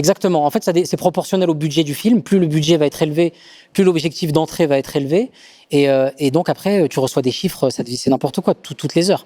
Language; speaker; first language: French; native; French